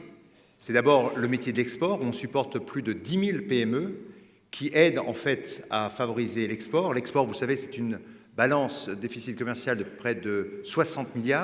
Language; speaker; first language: French; native; French